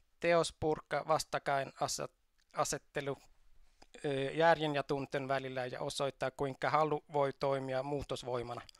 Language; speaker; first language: Finnish; non-native, fluent; Swedish